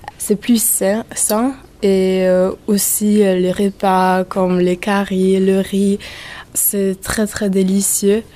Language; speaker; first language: French; non-native, learner; German